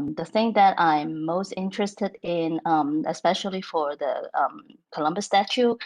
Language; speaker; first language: English; non-native, local second language; Cantonese